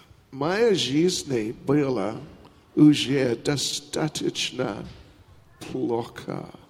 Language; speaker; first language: Russian; non-native, learner; English